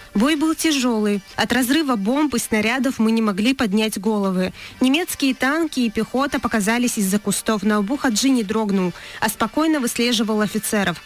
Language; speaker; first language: Russian; non-native, local second language; Chechen